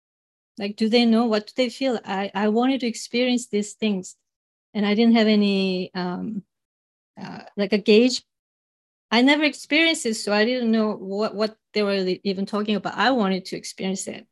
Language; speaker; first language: English; non-native, fluent; Korean